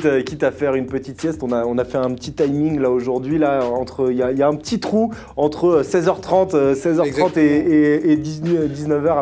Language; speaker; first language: French; native; French